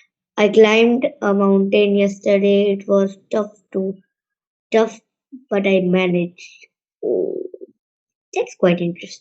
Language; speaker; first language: English; non-native, learner; Hindi